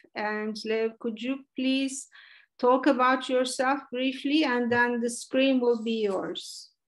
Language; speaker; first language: English; non-native, fluent; Turkish